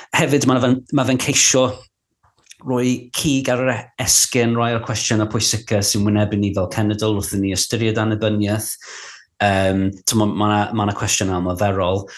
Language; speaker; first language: Welsh; non-native, local second language; English